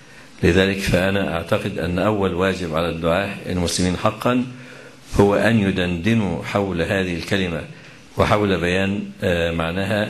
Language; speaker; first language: Arabic; native; Arabic